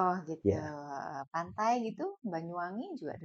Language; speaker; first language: Indonesian; native; Indonesian